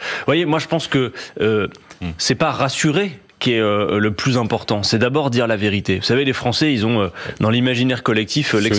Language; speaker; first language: French; native; French